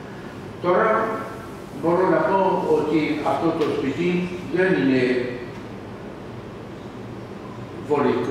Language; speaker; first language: Greek; non-native, learner; French